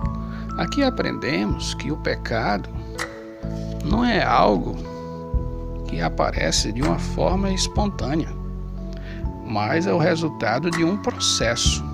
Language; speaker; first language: Portuguese; native; Portuguese